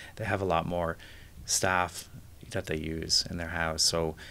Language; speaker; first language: English; native; English